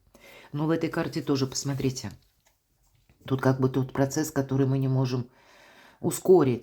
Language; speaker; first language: Russian; native; Russian